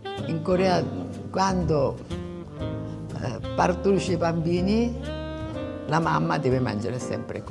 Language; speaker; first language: Italian; non-native, fluent; Korean